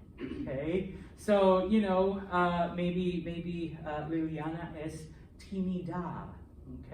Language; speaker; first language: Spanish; non-native, fluent; English